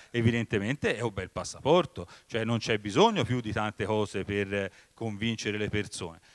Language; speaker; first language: Italian; native; Italian